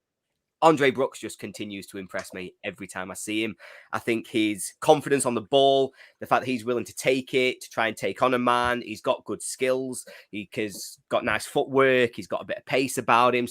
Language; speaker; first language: English; native; English